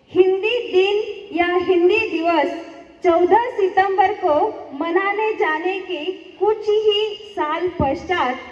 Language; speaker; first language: Hindi; non-native, local second language; Marathi